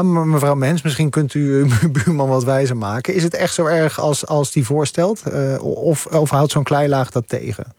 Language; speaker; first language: Dutch; native; Dutch